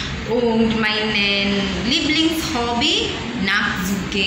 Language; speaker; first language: German; non-native, learner; English